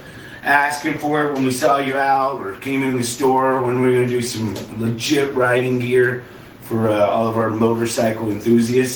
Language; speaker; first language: English; native; English